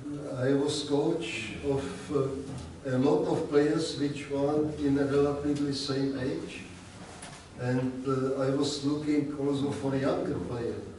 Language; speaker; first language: English; non-native, learner; Czech